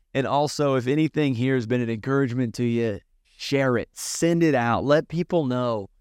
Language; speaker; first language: English; native; English